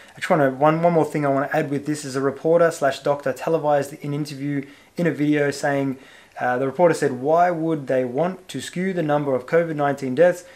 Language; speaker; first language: English; native; English